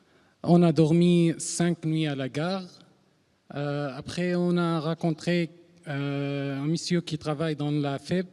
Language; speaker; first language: French; non-native, learner; Arabic